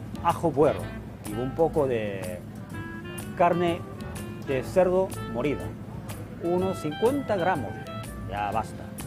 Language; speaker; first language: Spanish; non-native, fluent; Chinese